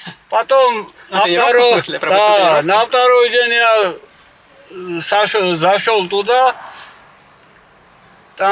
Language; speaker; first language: Russian; non-native, learner; Georgian